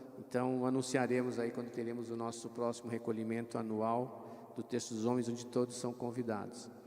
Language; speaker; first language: Portuguese; native; Portuguese